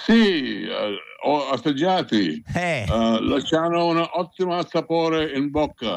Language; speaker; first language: Italian; non-native, fluent; Hindi